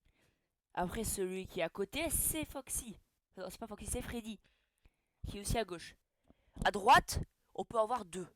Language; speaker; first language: French; native; French